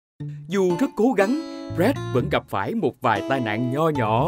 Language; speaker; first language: Vietnamese; native; Vietnamese